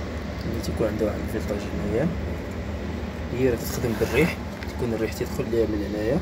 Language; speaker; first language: Arabic; native; Arabic